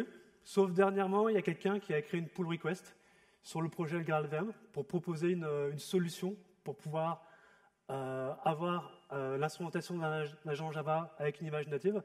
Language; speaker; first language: French; native; French